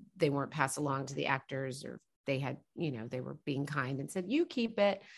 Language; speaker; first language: English; native; English